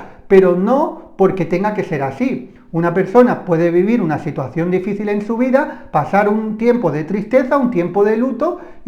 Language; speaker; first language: Spanish; native; Spanish